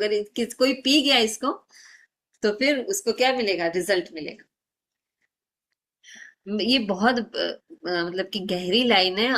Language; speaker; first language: Hindi; native; Hindi